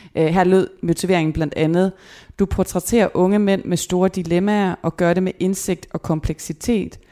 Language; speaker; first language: Danish; native; Danish